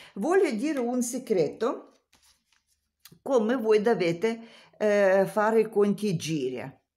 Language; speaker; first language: Italian; non-native, learner; Russian